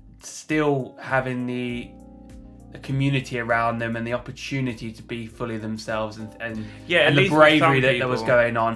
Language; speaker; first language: English; native; English